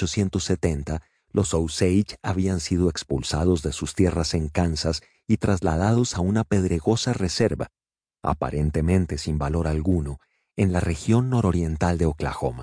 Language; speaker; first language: Spanish; native; Spanish